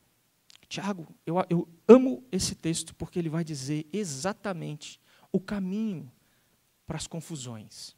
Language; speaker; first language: Portuguese; native; Portuguese